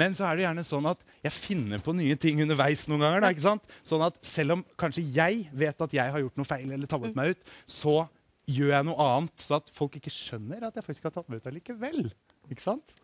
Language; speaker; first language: Norwegian; native; Norwegian